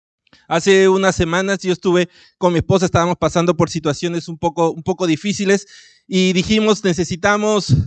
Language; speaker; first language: Spanish; native; Spanish